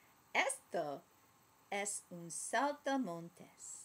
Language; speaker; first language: Spanish; non-native, learner; English